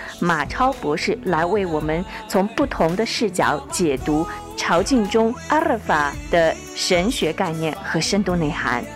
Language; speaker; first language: Chinese; native; Chinese